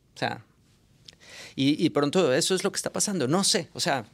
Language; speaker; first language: Spanish; native; Spanish